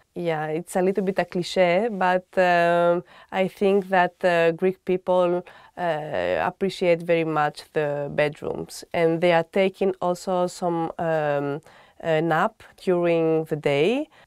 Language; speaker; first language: English; non-native, fluent; Greek